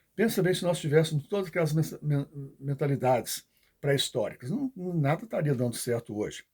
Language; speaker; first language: Portuguese; native; Portuguese